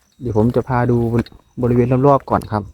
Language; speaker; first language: Thai; non-native, local second language; Northeastern Thai